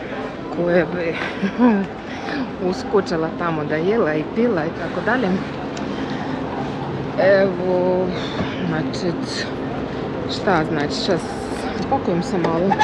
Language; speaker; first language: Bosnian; non-native, fluent; Russian